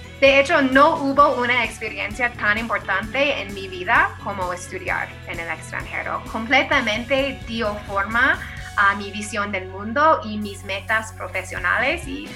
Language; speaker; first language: Spanish; non-native, fluent; English